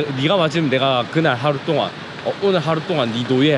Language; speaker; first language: Korean; native; Korean